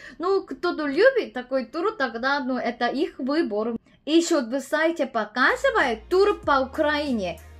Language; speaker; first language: Russian; non-native, learner; Korean